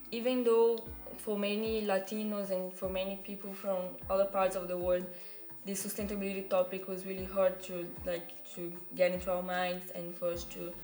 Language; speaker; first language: English; non-native, fluent; Portuguese